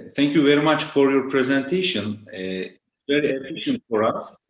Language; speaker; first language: English; non-native, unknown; Turkish